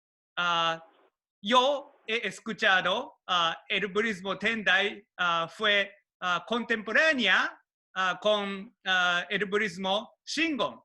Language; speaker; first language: Spanish; non-native, learner; Japanese